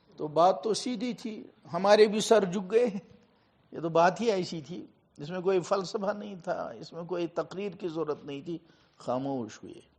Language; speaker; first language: Urdu; non-native, local second language; Kashmiri